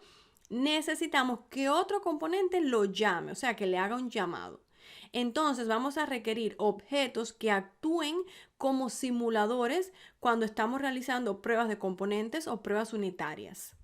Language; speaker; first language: Spanish; native; Spanish